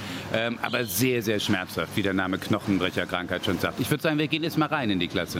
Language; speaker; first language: German; native; German